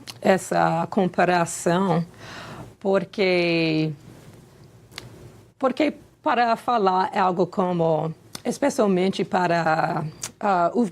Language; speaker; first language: Portuguese; non-native, fluent; English